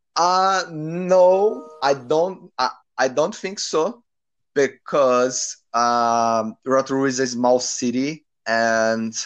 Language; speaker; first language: English; non-native, learner; Portuguese